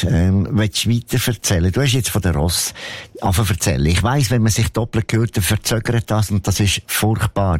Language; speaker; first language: German; native; German